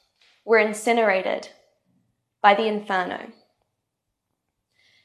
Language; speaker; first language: English; native; English